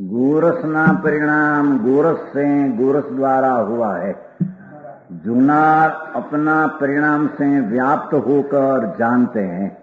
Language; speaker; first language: Hindi; non-native, local second language; Gujarati